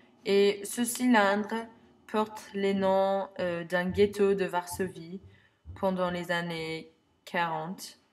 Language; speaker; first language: French; non-native, learner; English